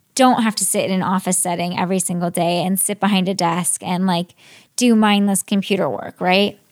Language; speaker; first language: English; native; English